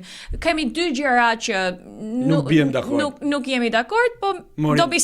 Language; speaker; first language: Albanian; early bilingual, heritage; Albanian